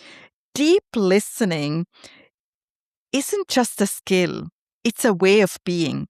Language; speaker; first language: English; non-native, fluent; Tamil